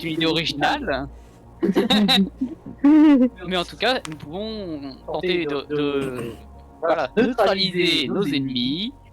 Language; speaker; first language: French; native; French